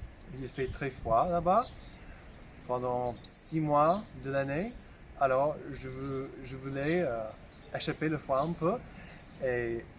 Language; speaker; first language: French; non-native, fluent; English